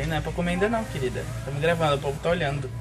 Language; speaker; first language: Portuguese; native; Portuguese